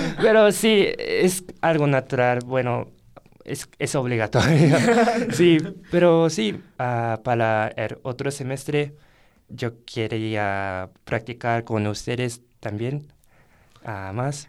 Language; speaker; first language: Spanish; non-native, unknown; Japanese